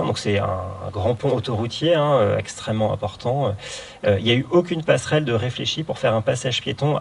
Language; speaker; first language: French; native; French